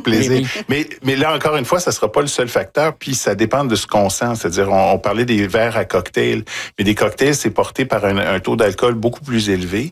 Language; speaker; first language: French; native; French